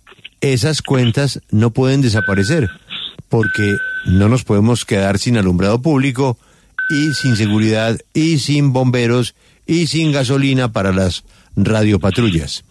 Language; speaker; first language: Spanish; native; Spanish